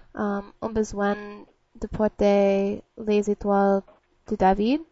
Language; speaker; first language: French; non-native, learner; English